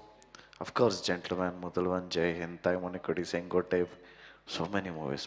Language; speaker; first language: Telugu; non-native, learner; Kannada